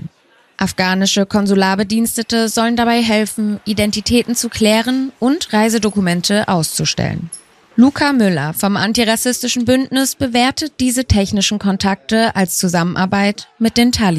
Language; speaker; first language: German; native; German